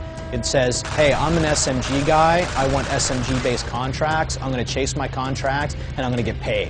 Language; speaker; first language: English; native; English